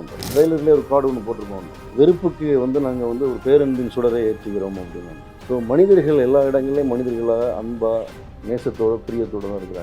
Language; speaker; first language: Tamil; native; Tamil